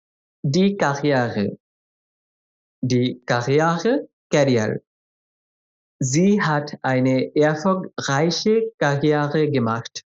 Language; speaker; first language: German; non-native, fluent; Bangla